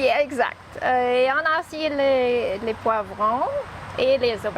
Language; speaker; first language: French; non-native, learner; English